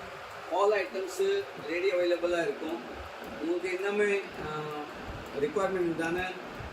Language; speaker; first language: Tamil; non-native, fluent; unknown